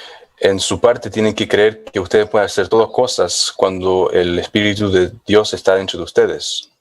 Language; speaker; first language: Spanish; non-native, fluent; English